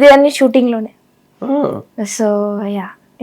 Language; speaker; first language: Telugu; non-native, local second language; Tamil